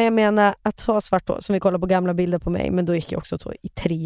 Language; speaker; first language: Swedish; native; Swedish